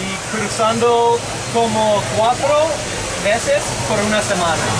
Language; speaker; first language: Spanish; non-native, learner; English